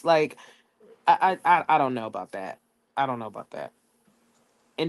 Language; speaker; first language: English; native; English